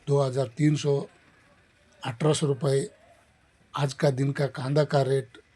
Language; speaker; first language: Hindi; non-native, local second language; Kannada